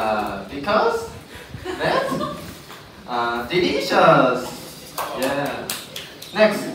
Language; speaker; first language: English; non-native, learner; Chinese